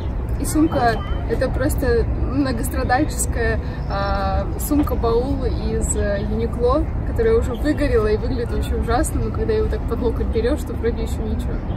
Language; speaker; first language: Russian; native; Russian